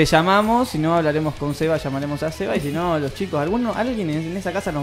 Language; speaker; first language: Spanish; native; Spanish